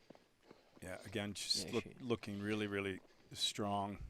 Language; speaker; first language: English; native; English